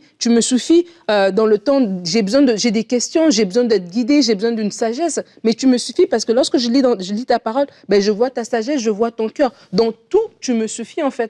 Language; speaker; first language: French; native; French